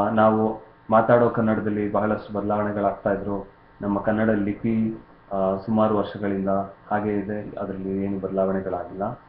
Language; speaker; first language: Kannada; native; Kannada